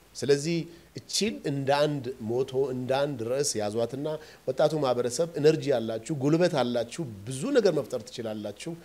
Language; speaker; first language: Amharic; non-native, local second language; Oromo